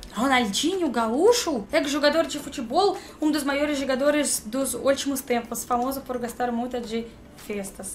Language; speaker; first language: Portuguese; non-native, learner; Russian